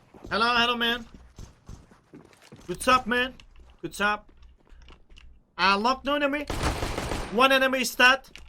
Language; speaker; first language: English; non-native, learner; Turkish